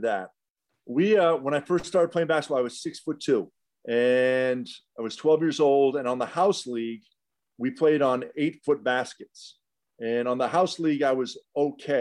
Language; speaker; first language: English; native; English